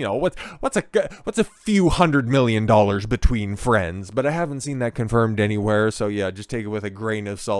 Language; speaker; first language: English; native; English